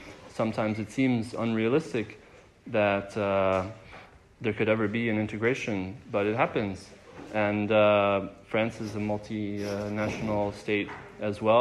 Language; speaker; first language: English; native; English